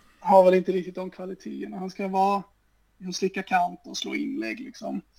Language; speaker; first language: Swedish; native; Swedish